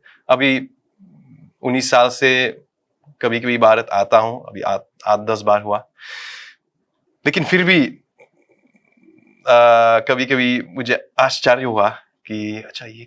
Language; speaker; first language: Hindi; non-native, fluent; Dutch